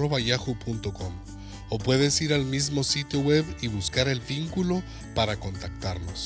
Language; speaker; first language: Spanish; native; Spanish